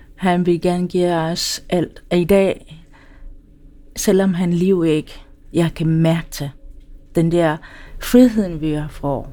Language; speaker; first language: Danish; non-native, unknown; Swahili